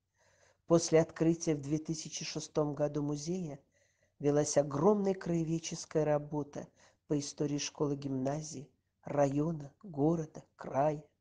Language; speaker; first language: Russian; native; Russian